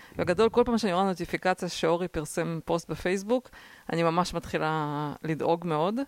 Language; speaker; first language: Hebrew; early bilingual, other home language; Russian